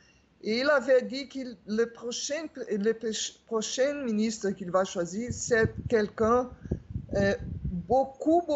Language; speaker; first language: French; non-native, fluent; Portuguese